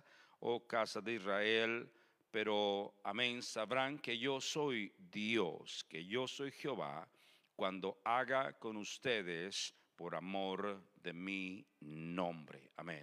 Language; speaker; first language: Spanish; native; Spanish